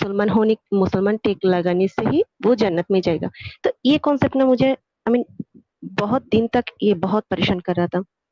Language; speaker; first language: Hindi; non-native, fluent; Bangla